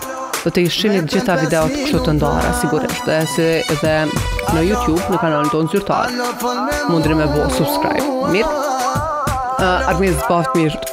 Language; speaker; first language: Albanian; native; Albanian